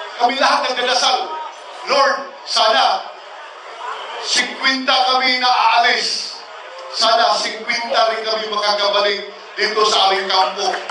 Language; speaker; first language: Filipino; non-native, local second language; Cebuano